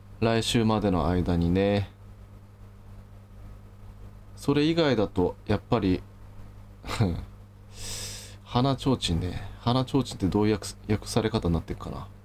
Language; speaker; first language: Japanese; native; Japanese